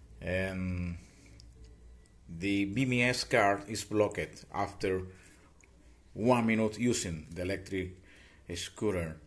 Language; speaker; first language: English; non-native, learner; Spanish